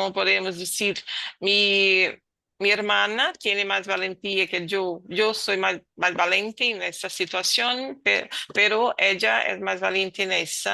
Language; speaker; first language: Spanish; non-native, learner; Portuguese